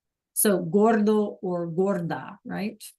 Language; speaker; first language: Spanish; non-native, learner; English